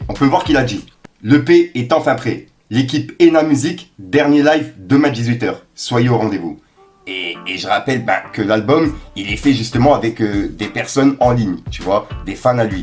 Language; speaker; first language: French; native; French